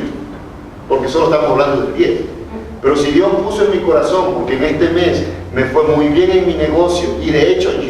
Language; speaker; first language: Spanish; native; Spanish